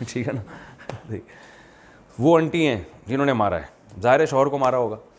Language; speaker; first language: Urdu; native; Urdu